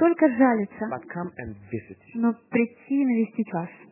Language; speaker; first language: Russian; native; Russian